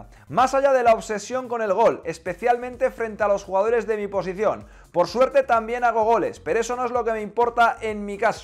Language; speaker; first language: Spanish; native; Spanish